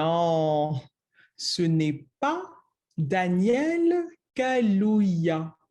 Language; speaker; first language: French; non-native, learner; English